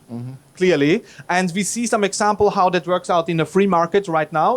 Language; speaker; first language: English; non-native, fluent; German